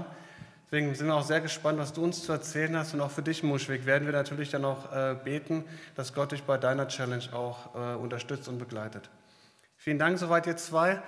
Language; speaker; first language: German; native; German